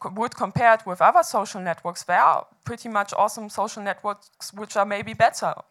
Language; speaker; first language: English; non-native, fluent; German